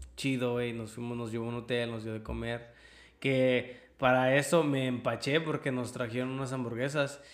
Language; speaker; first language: Spanish; early bilingual, other home language; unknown